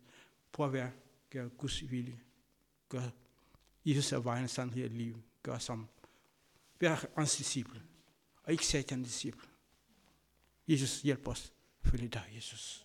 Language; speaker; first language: Danish; non-native, fluent; Kabuverdianu